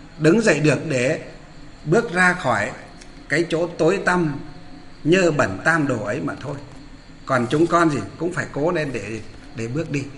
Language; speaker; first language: Vietnamese; non-native, local second language; Muong